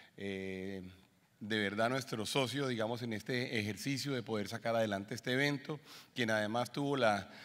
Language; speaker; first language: Spanish; native; Spanish